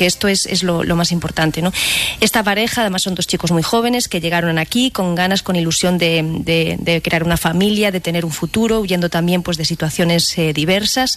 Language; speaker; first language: Spanish; native; Spanish